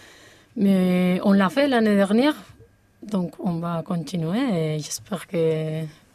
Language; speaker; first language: French; non-native, fluent; Spanish